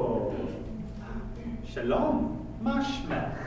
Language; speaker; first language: Hebrew; non-native, fluent; English